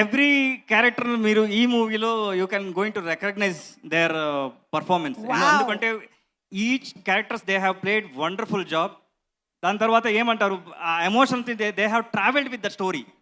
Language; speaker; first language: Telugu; non-native, learner; Kannada